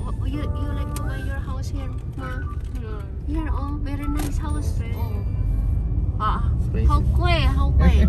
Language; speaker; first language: English; non-native, learner; Filipino